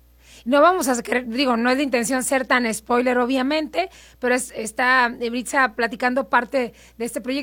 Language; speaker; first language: Spanish; native; Spanish